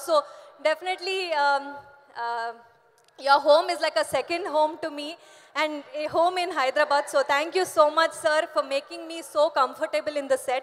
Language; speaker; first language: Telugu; non-native, learner; Kannada